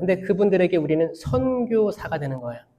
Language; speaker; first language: Korean; native; Korean